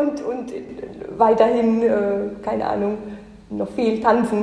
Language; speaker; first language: German; native; German